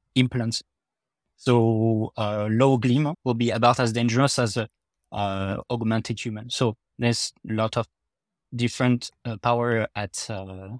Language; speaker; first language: English; non-native, fluent; French